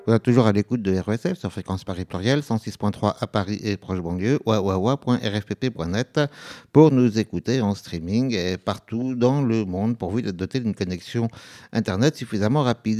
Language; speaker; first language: French; native; French